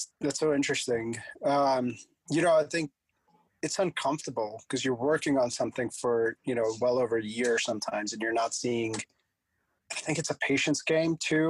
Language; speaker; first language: English; non-native, local second language; Punjabi